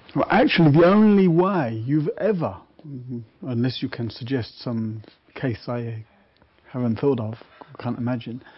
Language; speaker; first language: English; native; English